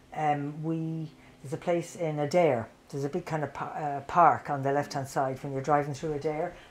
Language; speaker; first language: English; native; English